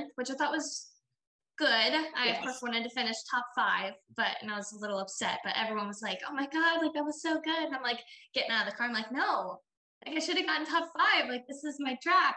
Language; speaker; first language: English; native; English